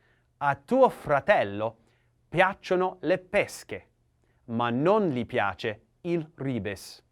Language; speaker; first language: Italian; non-native, learner; English